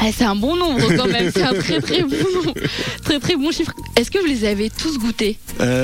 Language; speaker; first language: French; native; French